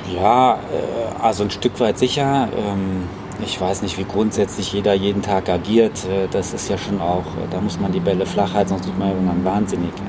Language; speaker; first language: German; native; German